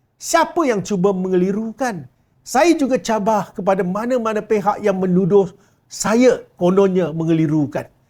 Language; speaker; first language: Malay; non-native, local second language; Chinese